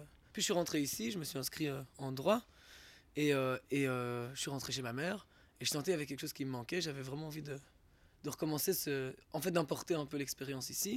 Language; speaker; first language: French; native; French